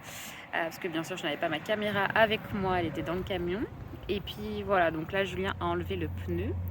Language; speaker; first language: French; native; French